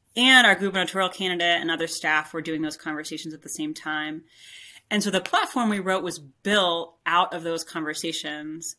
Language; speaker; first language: English; native; English